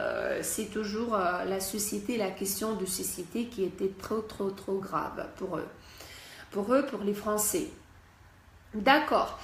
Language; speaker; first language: French; non-native, fluent; Russian